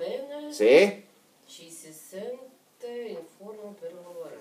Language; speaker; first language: Italian; non-native, learner; Russian